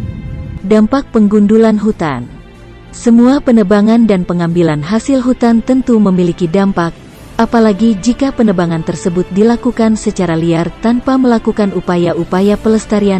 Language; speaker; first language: Indonesian; native; Indonesian